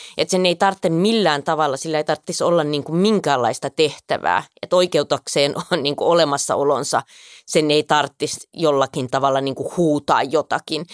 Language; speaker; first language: Finnish; native; Finnish